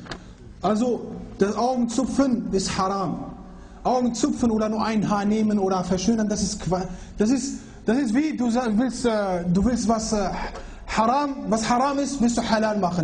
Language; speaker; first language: German; early bilingual, other home language; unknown